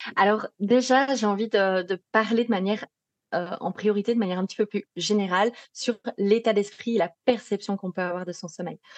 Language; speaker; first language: French; native; French